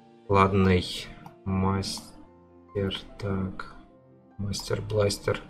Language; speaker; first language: Russian; native; Russian